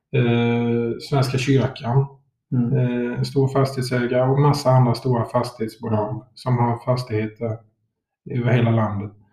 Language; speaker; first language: Swedish; native; Swedish